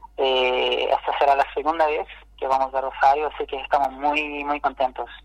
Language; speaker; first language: Spanish; non-native, fluent; Portuguese